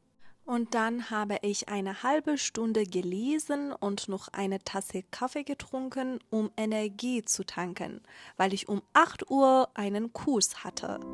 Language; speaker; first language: German; non-native, fluent; Persian